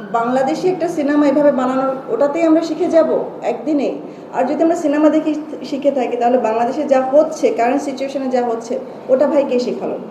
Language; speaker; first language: Bangla; early bilingual, heritage; Bangla